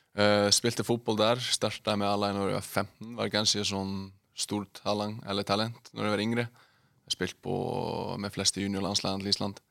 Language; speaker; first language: Norwegian; non-native, fluent; Icelandic